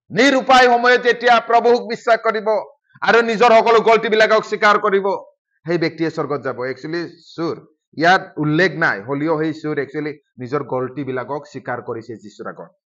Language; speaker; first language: Assamese; non-native, local second language; Bodo